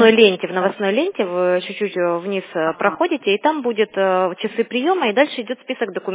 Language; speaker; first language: Russian; native; Russian